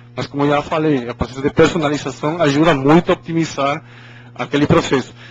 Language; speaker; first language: Portuguese; non-native, fluent; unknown